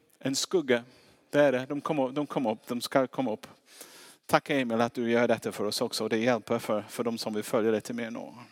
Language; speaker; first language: Swedish; non-native, fluent; English